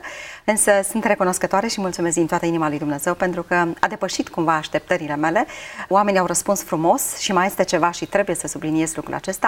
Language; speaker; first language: Romanian; native; Romanian